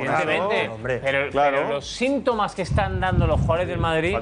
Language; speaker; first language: Spanish; native; Spanish